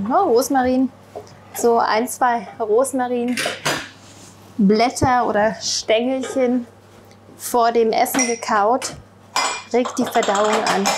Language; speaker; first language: German; native; German